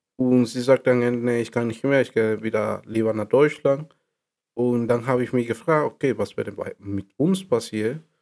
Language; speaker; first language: German; non-native, learner; Spanish